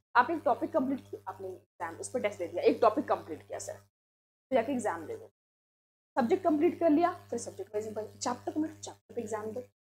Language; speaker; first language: Hindi; native; Hindi